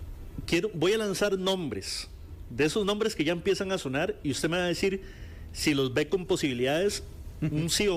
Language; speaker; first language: Spanish; native; Spanish